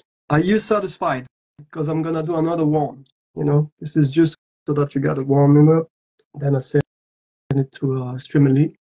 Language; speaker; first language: English; non-native, fluent; French